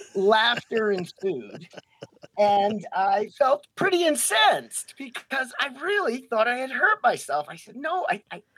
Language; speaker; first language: English; native; English